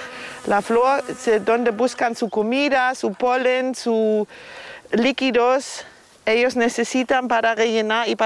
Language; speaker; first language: Spanish; non-native, fluent; German